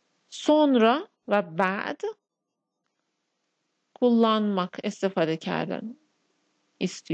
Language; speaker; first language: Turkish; non-native, fluent; Persian